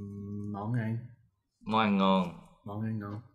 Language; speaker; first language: Vietnamese; non-native, learner; English